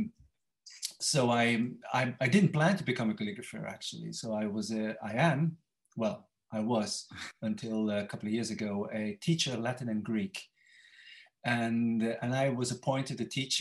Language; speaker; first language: English; non-native, fluent; Dutch